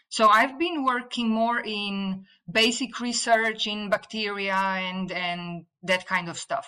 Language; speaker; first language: English; non-native, fluent; Slovenian